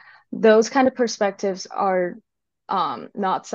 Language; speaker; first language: English; non-native, local second language; Cantonese